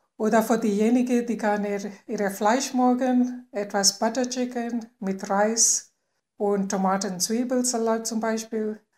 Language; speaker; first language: German; non-native, fluent; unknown